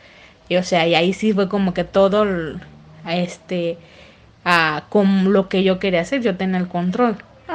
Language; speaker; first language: Spanish; native; Spanish